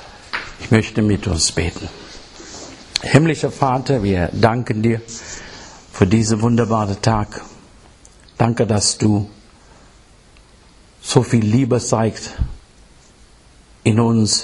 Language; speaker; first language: German; non-native, fluent; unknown